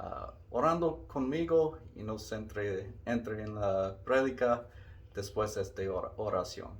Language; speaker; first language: Spanish; non-native, learner; English